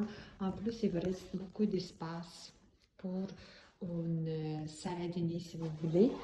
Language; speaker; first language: French; non-native, fluent; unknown